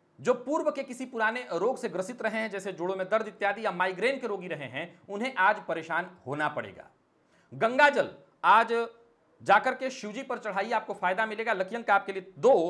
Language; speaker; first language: Hindi; native; Hindi